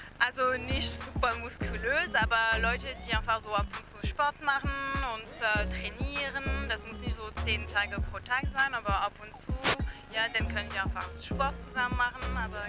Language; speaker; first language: German; non-native, fluent; French